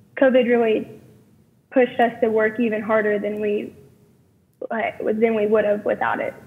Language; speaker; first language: English; native; English